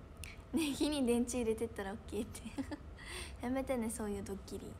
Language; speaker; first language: Japanese; native; Japanese